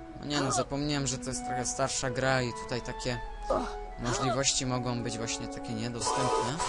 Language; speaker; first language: Polish; native; Polish